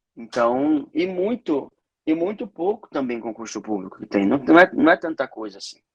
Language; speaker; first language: Portuguese; native; Portuguese